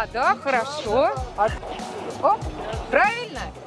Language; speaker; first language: Russian; native; Russian